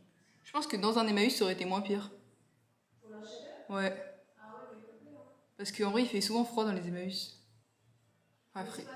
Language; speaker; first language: French; native; French